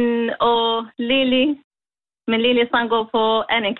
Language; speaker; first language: Norwegian; non-native, learner; Kurdish